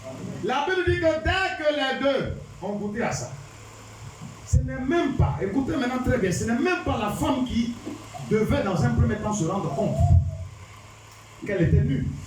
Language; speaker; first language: French; non-native, local second language; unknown